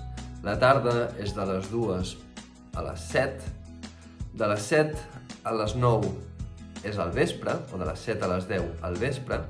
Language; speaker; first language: Catalan; non-native, fluent; Russian